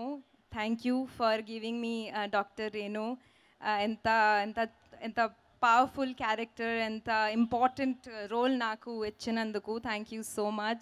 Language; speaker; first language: Telugu; non-native, local second language; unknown